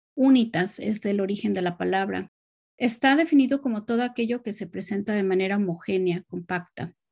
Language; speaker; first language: Spanish; native; Spanish